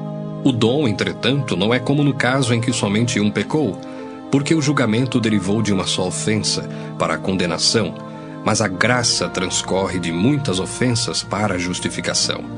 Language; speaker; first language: Portuguese; native; Portuguese